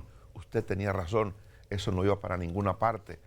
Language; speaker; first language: Spanish; native; Spanish